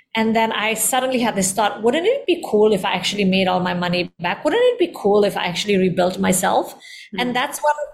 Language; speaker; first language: English; early bilingual, heritage; Indonesian